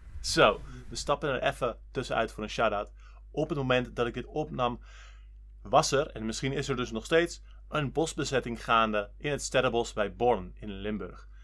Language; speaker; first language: Dutch; native; Dutch